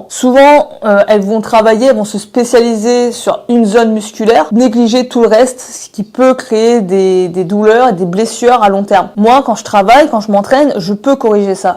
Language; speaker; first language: French; native; French